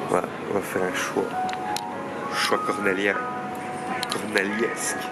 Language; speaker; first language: French; native; French